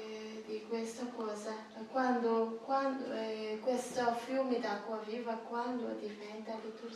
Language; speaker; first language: Italian; non-native, learner; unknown